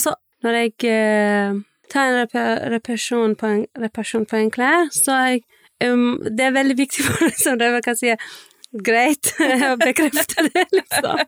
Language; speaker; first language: Norwegian; early bilingual, other home language; Persian